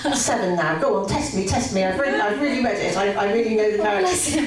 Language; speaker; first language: English; native; English